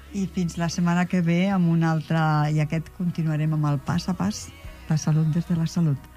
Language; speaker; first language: Catalan; native; Catalan